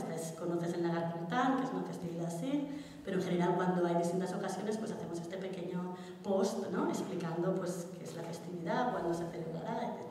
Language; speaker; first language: Spanish; native; Spanish